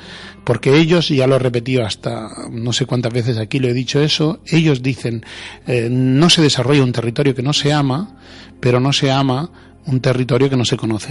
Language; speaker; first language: Spanish; native; Spanish